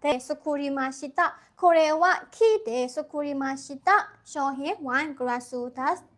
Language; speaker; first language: Japanese; non-native, learner; Burmese